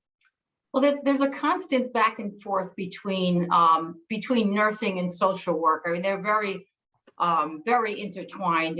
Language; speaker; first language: English; native; English